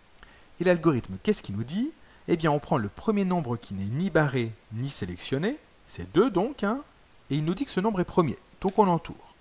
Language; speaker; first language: French; native; French